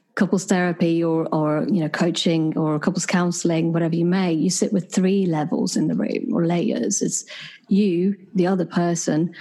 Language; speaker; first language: English; non-native, fluent; Swedish